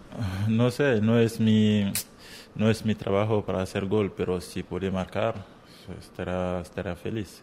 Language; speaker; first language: Spanish; non-native, learner; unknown